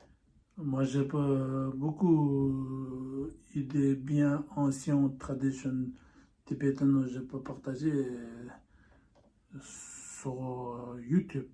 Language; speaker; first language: French; non-native, learner; Tibetan